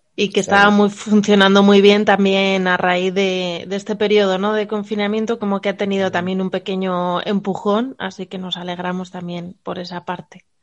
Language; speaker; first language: Spanish; native; Spanish